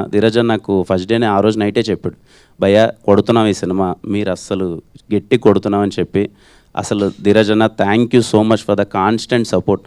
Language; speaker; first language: Telugu; native; Telugu